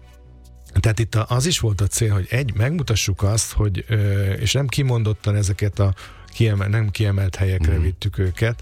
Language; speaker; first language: Hungarian; native; Hungarian